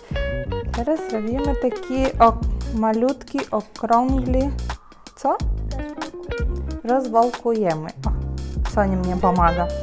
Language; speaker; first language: Polish; non-native, fluent; Ukrainian